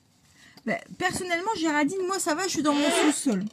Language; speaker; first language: French; native; French